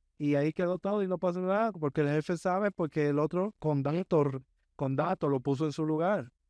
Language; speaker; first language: Spanish; native; Spanish